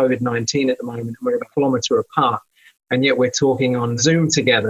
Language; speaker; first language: English; native; English